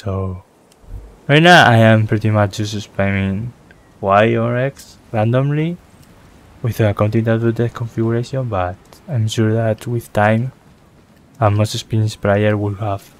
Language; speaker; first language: English; non-native, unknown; Spanish